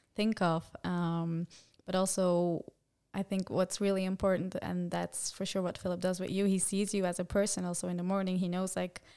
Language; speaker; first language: English; non-native, fluent; Dutch